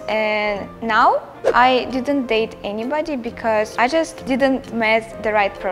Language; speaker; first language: English; non-native, fluent; Russian